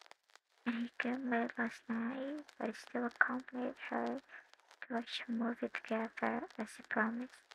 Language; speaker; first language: English; non-native, learner; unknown